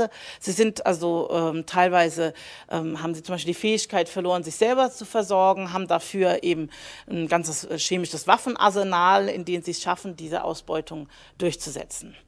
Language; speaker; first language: German; native; German